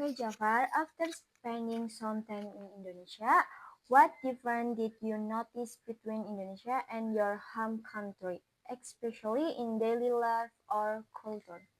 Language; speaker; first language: English; non-native, learner; Indonesian